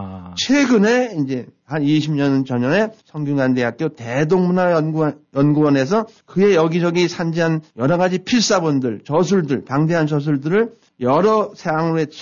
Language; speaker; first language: Korean; native; Korean